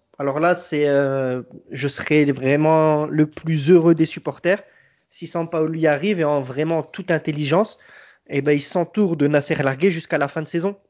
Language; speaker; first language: French; native; French